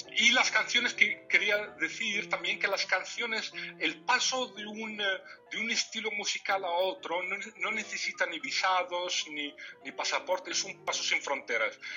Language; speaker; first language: Spanish; non-native, fluent; Riffian